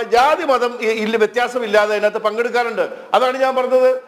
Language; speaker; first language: Malayalam; native; Malayalam